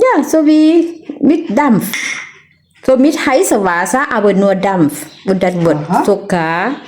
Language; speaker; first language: German; non-native, fluent; Thai